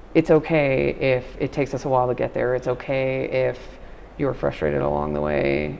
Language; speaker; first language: English; native; English